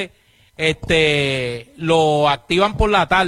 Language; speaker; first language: Spanish; native; Spanish